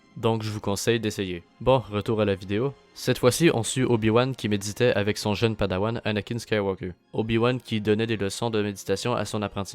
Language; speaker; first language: French; native; French